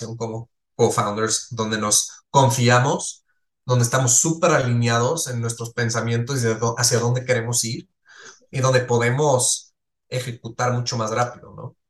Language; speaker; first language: Spanish; non-native, fluent; Swiss German